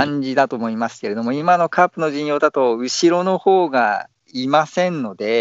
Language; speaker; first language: Japanese; native; Japanese